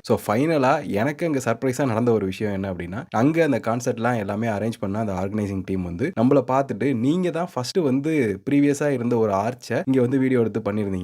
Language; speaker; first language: Tamil; native; Tamil